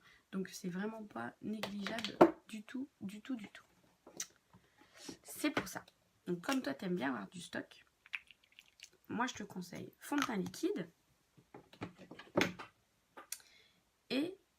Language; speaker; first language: French; native; French